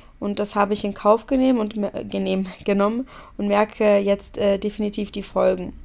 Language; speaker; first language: German; native; German